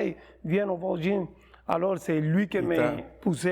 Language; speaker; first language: French; non-native, fluent; Spanish